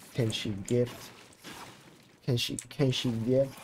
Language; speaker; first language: English; native; English